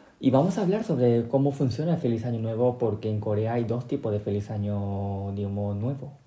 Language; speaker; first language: Spanish; non-native, local second language; Korean